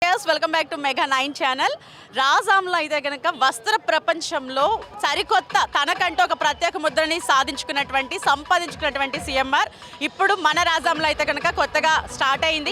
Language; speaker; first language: Telugu; native; Telugu